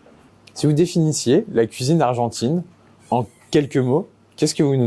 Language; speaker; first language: French; native; French